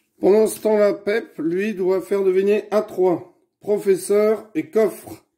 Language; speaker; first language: French; native; French